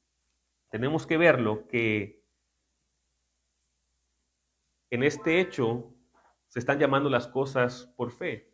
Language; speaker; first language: Spanish; native; Spanish